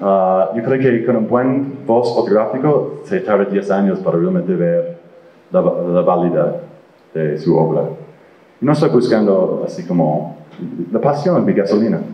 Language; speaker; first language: Spanish; non-native, fluent; English